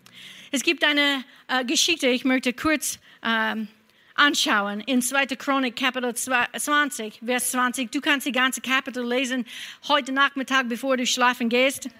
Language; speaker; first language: German; non-native, fluent; English